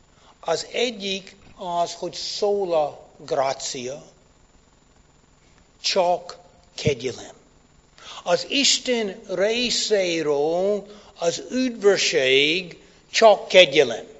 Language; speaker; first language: Hungarian; non-native, fluent; English